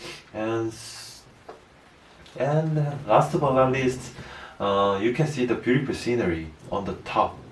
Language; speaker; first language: English; non-native, learner; Korean